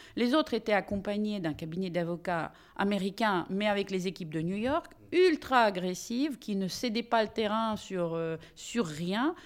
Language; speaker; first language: French; non-native, fluent; Russian